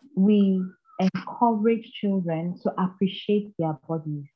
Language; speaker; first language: English; non-native, local second language; Igbo